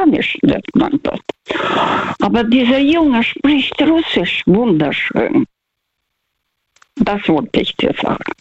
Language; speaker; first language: German; early bilingual, heritage; Russian